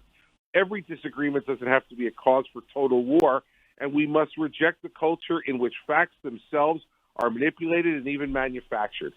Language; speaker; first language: English; native; English